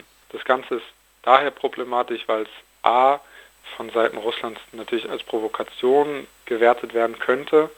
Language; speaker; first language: German; native; German